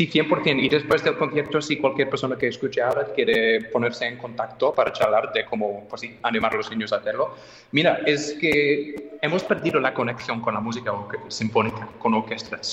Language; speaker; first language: Spanish; non-native, fluent; English